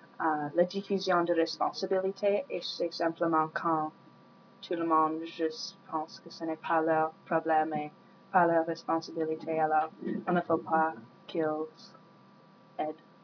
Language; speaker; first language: French; non-native, learner; English